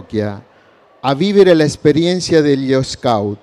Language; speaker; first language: Italian; non-native, learner; Spanish